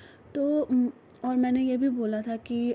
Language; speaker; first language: Hindi; native; Hindi